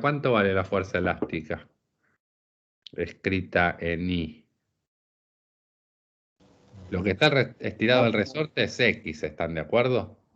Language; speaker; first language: Spanish; native; Spanish